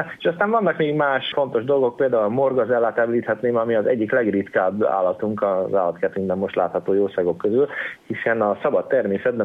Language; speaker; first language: Hungarian; native; Hungarian